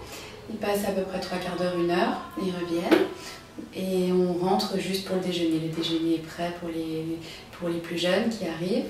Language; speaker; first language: French; native; French